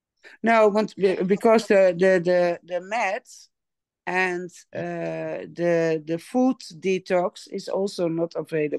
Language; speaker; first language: English; non-native, learner; Dutch